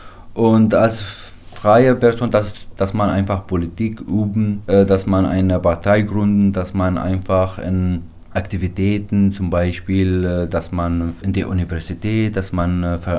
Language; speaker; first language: German; non-native, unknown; Arabic